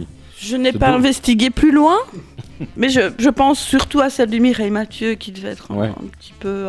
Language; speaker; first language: French; native; French